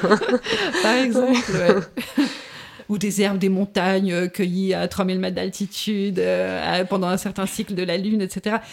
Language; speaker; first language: French; native; French